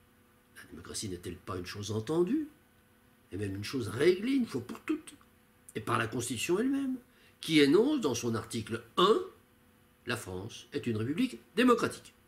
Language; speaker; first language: French; native; French